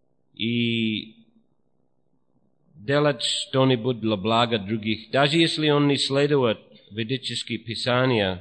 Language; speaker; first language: Russian; non-native, fluent; English